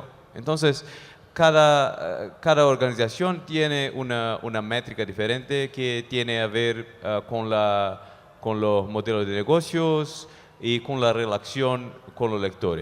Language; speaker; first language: Spanish; non-native, fluent; Portuguese